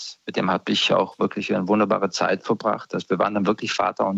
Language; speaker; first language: German; early bilingual, other home language; Croatian